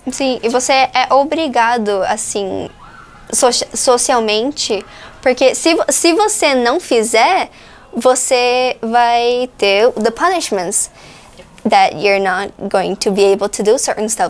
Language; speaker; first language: Portuguese; native; Portuguese